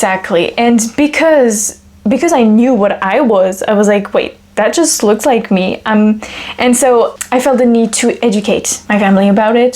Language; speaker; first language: English; non-native, fluent; French